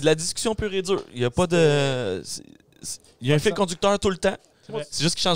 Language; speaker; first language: French; native; French